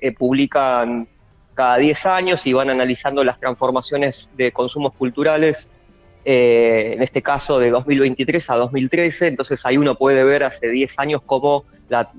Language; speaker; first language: Spanish; native; Spanish